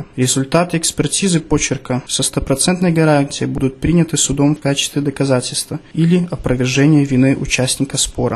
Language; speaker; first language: Russian; native; Russian